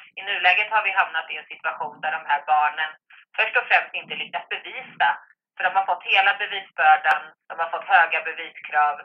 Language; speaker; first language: Swedish; native; Swedish